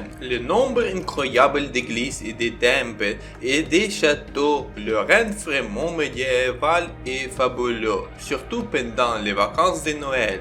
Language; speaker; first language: French; non-native, learner; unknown